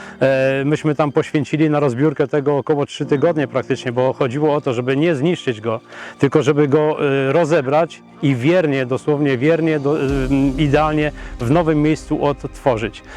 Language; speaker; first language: Polish; native; Polish